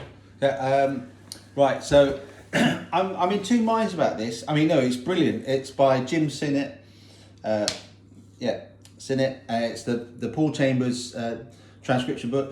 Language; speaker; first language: English; native; English